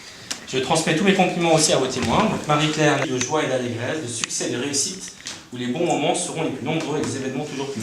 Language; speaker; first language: French; native; French